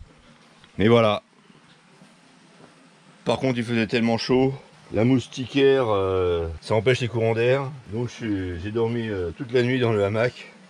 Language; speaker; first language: French; native; French